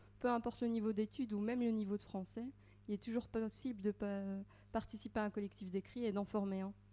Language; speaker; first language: French; native; French